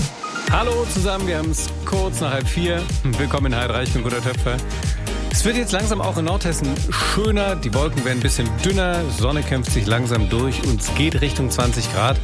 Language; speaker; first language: German; native; German